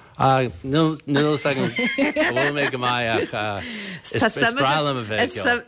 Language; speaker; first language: Irish; non-native, fluent; English